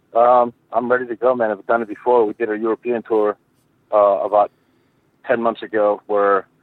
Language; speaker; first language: English; early bilingual, other home language; Spanish